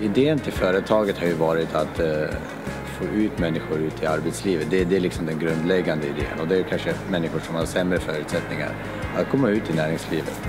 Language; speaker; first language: Swedish; native; Swedish